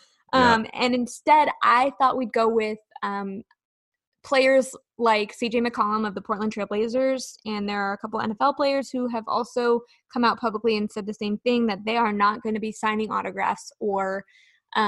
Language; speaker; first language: English; native; English